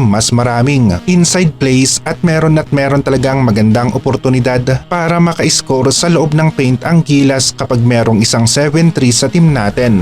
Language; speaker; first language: Filipino; native; Filipino